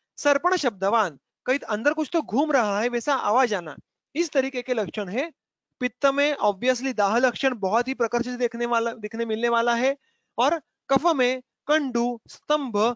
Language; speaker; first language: Hindi; non-native, local second language; Marathi